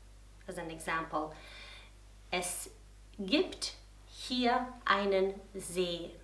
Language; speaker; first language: German; non-native, fluent; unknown